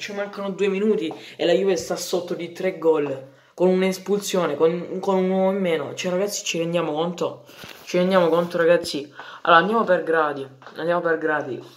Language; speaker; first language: Italian; native; Italian